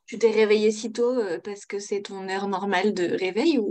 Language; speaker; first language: French; native; French